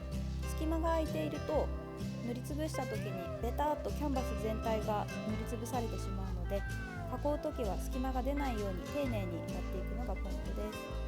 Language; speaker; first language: Japanese; native; Japanese